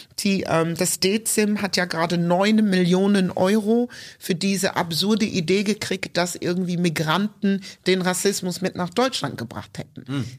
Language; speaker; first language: German; early bilingual, other home language; English